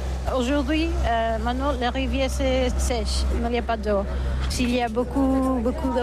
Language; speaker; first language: French; non-native, learner; Catalan